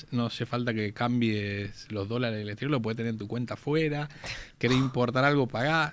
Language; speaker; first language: Spanish; native; Spanish